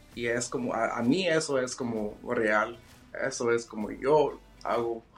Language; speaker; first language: Spanish; early bilingual, heritage; Spanish